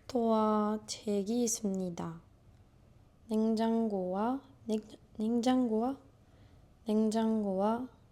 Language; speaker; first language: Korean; non-native, learner; French